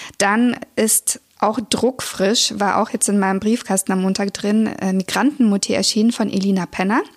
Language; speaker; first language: German; early bilingual, other home language; Russian